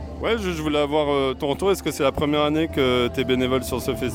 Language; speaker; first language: French; native; French